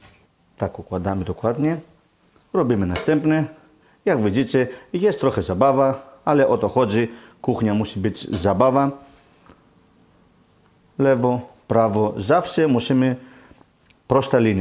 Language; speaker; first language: Polish; non-native, learner; Greek